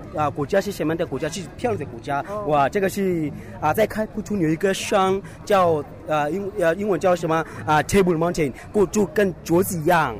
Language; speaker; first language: Chinese; non-native, learner; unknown